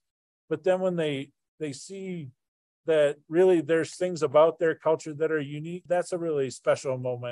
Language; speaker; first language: English; native; English